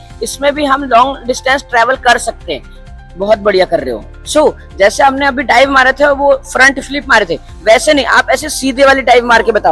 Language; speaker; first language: Hindi; native; Hindi